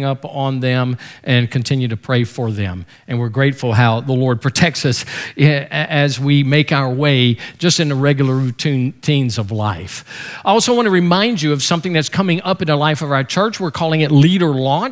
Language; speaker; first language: English; native; English